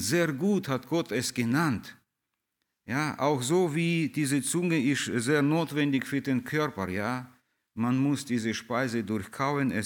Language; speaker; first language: German; early bilingual, heritage; German